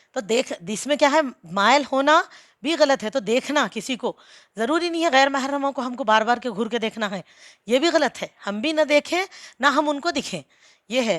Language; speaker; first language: Urdu; native; Urdu